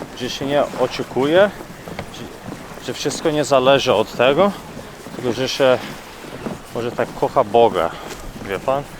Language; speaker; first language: Polish; early bilingual, heritage; Polish